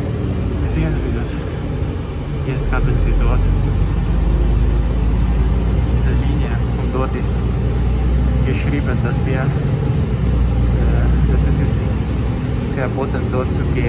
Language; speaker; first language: German; non-native, learner; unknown